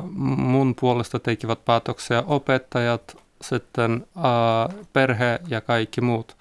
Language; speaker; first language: Finnish; non-native, learner; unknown